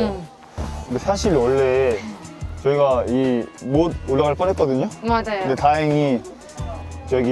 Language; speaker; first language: Korean; native; Korean